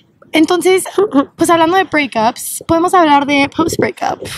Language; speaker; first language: Spanish; native; Spanish